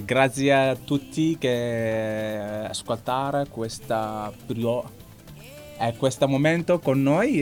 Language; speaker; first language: Italian; non-native, learner; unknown